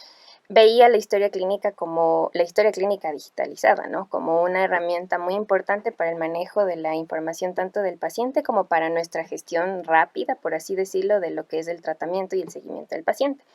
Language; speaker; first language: Spanish; native; Spanish